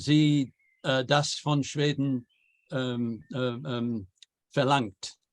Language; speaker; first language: German; non-native, fluent; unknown